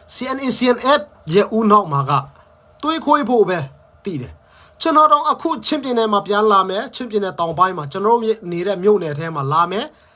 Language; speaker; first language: Burmese; non-native, local second language; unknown